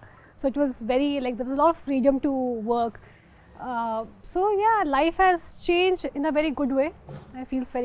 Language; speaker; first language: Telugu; non-native, local second language; Hindi